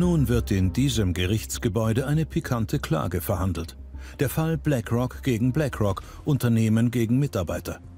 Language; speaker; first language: German; native; German